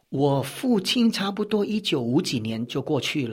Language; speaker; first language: Chinese; early bilingual, heritage; Chinese